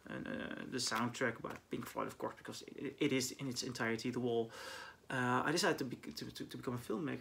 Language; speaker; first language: English; non-native, fluent; Dutch